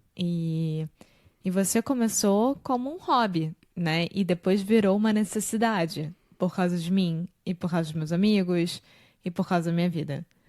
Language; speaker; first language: Portuguese; native; Portuguese